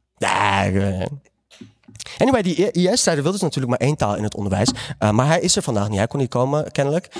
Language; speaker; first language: Dutch; early bilingual, other home language; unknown